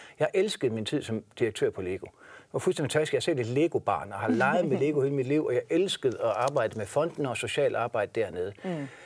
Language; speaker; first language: Danish; native; Danish